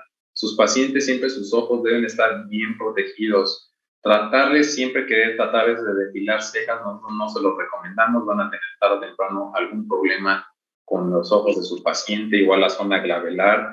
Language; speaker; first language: Spanish; native; Spanish